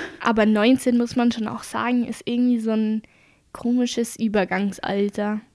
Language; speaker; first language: German; native; German